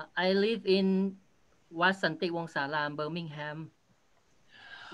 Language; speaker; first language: English; non-native, learner; Thai